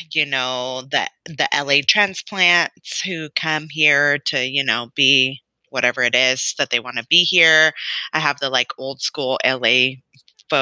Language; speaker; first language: English; native; English